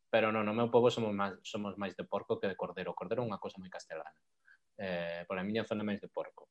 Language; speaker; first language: Galician; non-native, local second language; Spanish